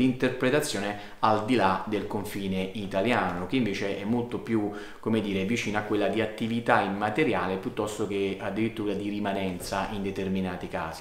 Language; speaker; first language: Italian; native; Italian